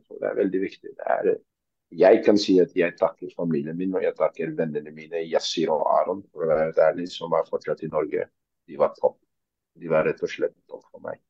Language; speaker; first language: Norwegian; early bilingual, other home language; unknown